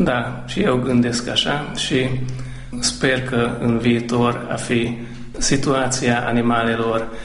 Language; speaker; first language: Romanian; non-native, local second language; Hungarian